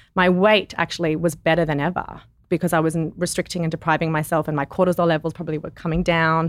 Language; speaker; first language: English; native; English